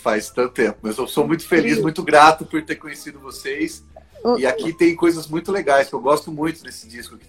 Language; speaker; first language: Portuguese; native; Portuguese